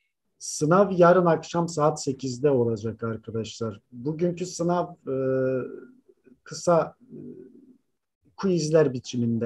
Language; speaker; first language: Turkish; native; Turkish